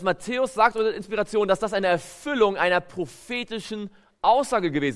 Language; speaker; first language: German; native; German